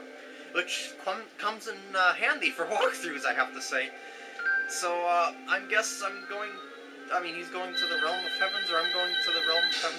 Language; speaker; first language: English; native; English